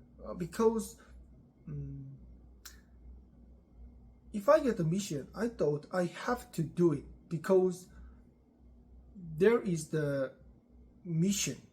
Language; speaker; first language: English; non-native, learner; Korean